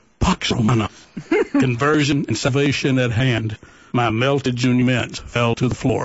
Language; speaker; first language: English; native; English